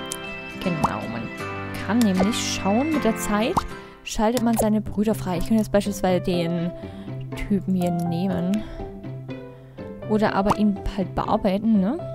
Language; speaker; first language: German; native; German